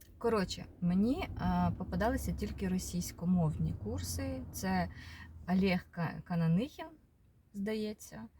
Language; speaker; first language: Ukrainian; non-native, local second language; Russian